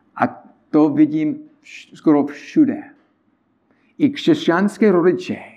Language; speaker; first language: Czech; non-native, learner; English